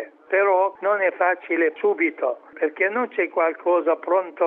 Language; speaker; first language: Italian; non-native, fluent; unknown